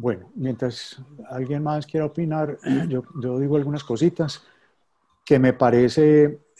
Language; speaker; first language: Spanish; native; Spanish